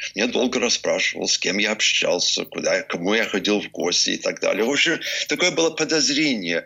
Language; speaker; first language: Russian; early bilingual, heritage; English